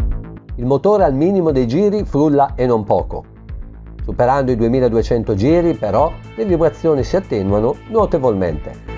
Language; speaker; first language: Italian; native; Italian